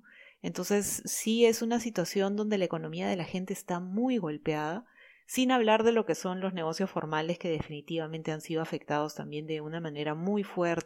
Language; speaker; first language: Spanish; native; Spanish